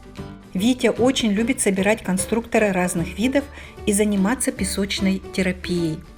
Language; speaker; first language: Russian; native; Russian